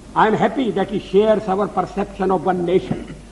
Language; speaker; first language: English; non-native, local second language; Hindi